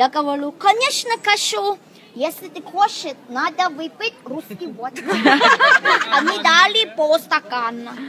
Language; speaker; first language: Russian; non-native, learner; Thai